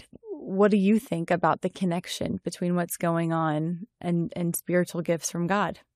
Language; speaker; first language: English; native; English